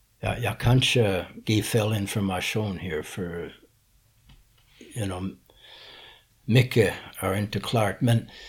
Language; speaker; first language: Swedish; non-native, fluent; English